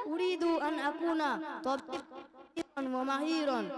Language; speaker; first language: Arabic; non-native, learner; Bangla